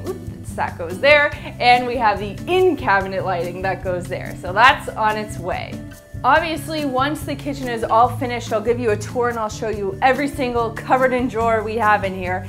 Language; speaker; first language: English; native; English